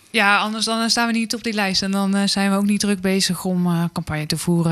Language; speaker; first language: Dutch; native; Dutch